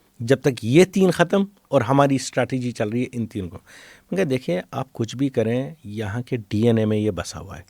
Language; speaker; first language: Urdu; non-native, local second language; Kashmiri